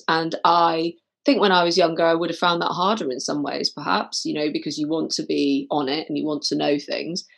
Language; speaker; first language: English; native; English